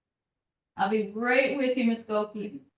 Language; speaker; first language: English; native; English